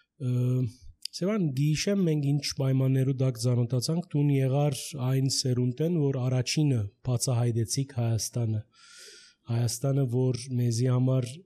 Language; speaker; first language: Armenian; early bilingual, heritage; Armenian